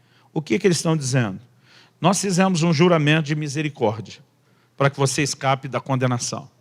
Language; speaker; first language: Portuguese; native; Portuguese